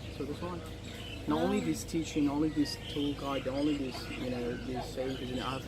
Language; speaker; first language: English; non-native, learner; Burmese